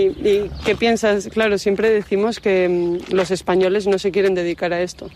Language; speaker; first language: Spanish; native; Spanish